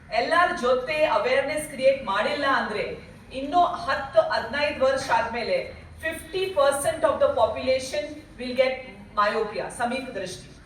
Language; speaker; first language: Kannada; non-native, learner; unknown